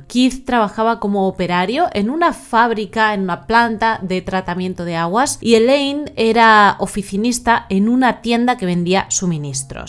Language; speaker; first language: Spanish; native; Spanish